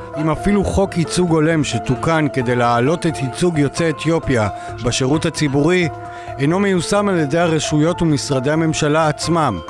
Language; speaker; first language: Hebrew; native; Hebrew